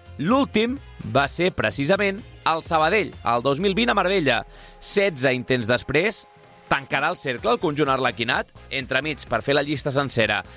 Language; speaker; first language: Catalan; native; Catalan